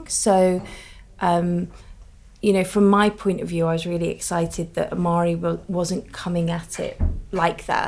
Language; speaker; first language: English; native; English